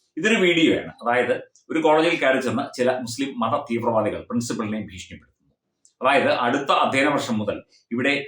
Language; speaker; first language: Malayalam; native; Malayalam